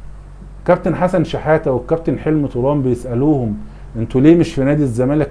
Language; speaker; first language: Arabic; native; Arabic